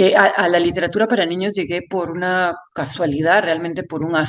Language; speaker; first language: Spanish; native; Spanish